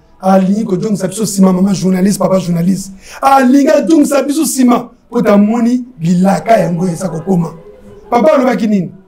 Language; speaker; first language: Lingala; native; Lingala